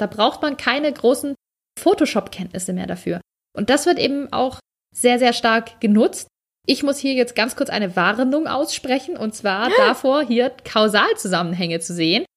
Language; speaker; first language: German; native; German